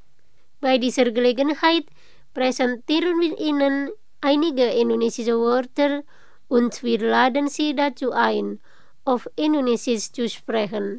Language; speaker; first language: German; non-native, learner; Indonesian